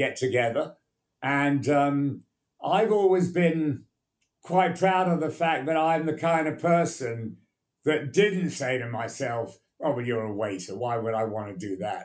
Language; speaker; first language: English; native; English